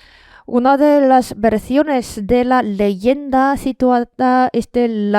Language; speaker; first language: Spanish; non-native, fluent; Korean